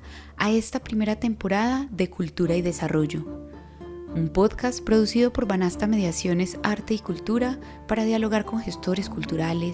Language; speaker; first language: Spanish; native; Spanish